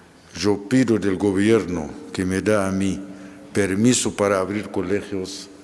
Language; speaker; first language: Spanish; non-native, fluent; Arabic